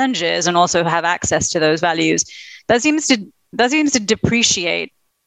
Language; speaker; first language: English; native; English